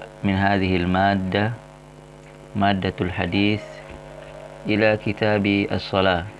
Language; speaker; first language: Arabic; non-native, fluent; Indonesian